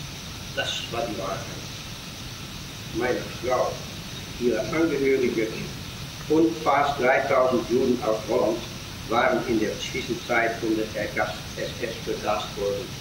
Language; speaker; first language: German; non-native, fluent; Dutch